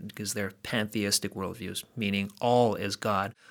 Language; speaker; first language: English; early bilingual, other home language; Korean